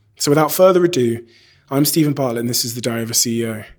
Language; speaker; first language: English; native; English